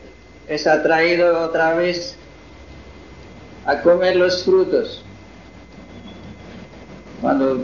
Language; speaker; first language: Spanish; non-native, fluent; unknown